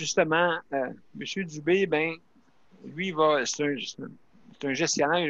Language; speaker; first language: French; native; French